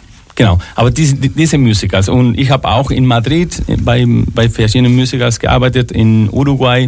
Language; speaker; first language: German; non-native, fluent; Spanish